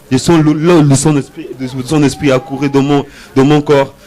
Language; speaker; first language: French; non-native, learner; Portuguese